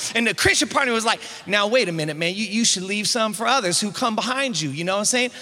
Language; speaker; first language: English; native; English